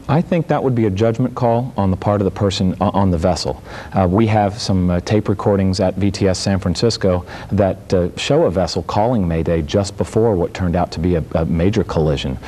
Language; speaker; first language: English; native; English